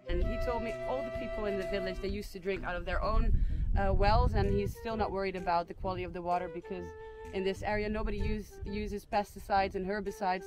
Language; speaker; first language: English; non-native, fluent; Dutch